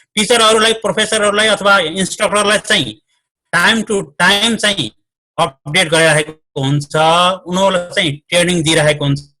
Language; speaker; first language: Nepali; native; Nepali